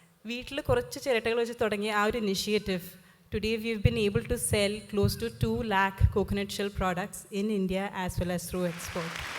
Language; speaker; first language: Malayalam; native; Malayalam